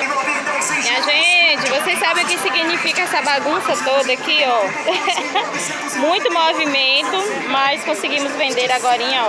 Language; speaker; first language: Portuguese; native; Portuguese